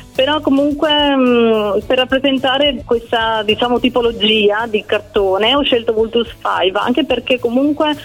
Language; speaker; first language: Italian; native; Italian